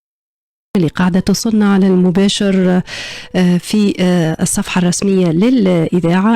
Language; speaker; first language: Arabic; native; Arabic